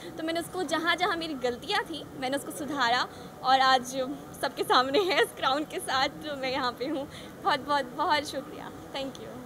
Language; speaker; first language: Hindi; native; Hindi